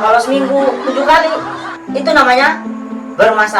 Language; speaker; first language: Indonesian; non-native, local second language; Javanese